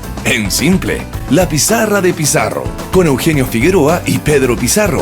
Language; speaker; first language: Spanish; native; Spanish